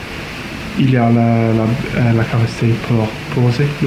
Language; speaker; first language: French; non-native, learner; English